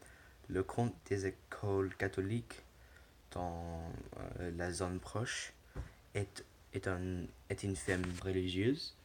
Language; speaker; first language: French; non-native, learner; English